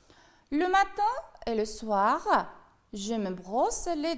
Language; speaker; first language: French; non-native, fluent; Uzbek